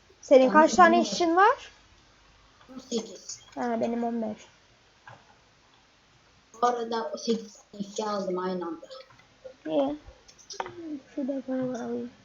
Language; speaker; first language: Turkish; native; Turkish